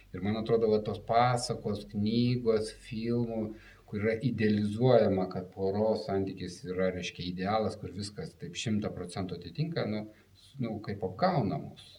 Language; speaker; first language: Lithuanian; native; Lithuanian